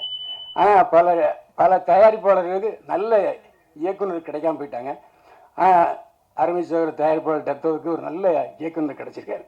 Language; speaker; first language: Tamil; native; Tamil